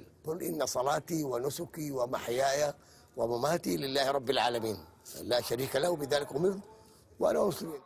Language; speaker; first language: Arabic; native; Arabic